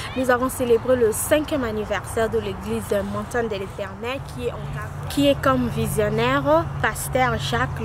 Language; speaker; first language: French; non-native, local second language; Lingala